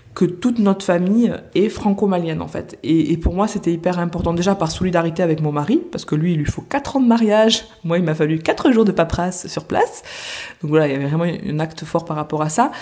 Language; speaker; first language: French; native; French